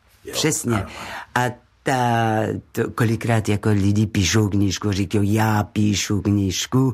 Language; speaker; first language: Czech; non-native, learner; French